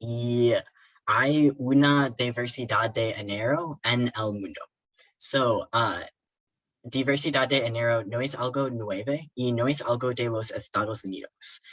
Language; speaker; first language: Spanish; non-native, learner; English